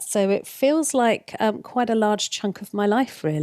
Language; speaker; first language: English; native; English